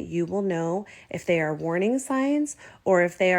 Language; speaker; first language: English; native; English